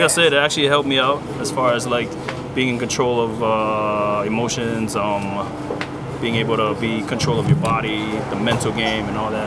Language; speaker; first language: English; non-native, fluent; Samoan